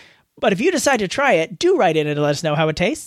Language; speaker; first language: English; native; English